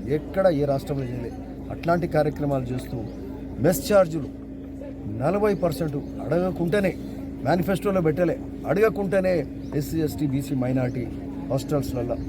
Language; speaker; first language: Telugu; native; Telugu